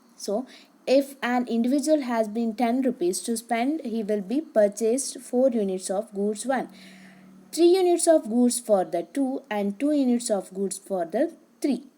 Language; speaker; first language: English; non-native, local second language; Kannada